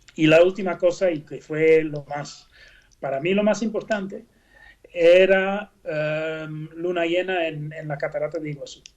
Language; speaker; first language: Spanish; non-native, fluent; Dutch